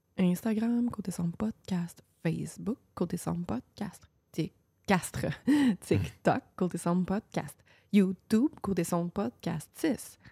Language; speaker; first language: French; native; French